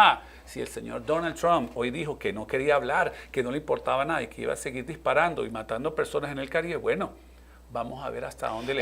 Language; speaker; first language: Spanish; native; Spanish